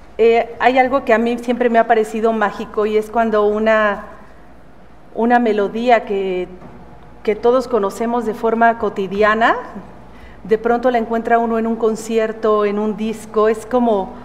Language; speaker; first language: Spanish; native; Spanish